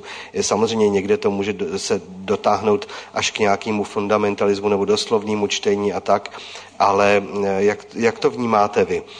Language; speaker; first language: Czech; native; Czech